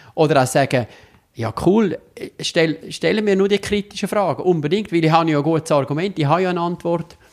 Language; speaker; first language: German; native; German